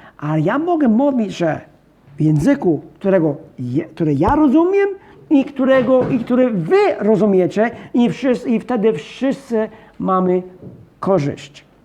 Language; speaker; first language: Polish; non-native, fluent; English